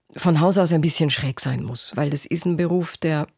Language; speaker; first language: German; native; German